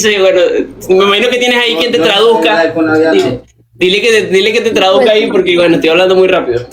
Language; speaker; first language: Spanish; native; Spanish